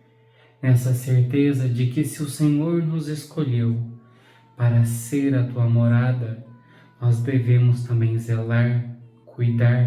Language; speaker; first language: Portuguese; native; Portuguese